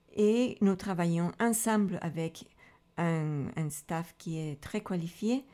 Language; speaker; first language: French; non-native, fluent; Spanish